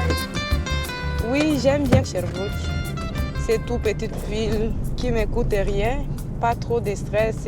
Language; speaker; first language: French; non-native, local second language; Swahili